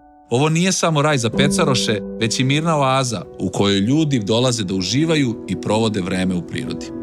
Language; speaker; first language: Croatian; native; Croatian